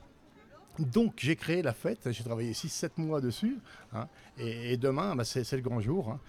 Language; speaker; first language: French; native; French